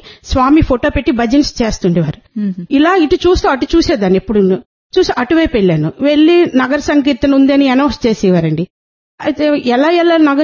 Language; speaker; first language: Telugu; native; Telugu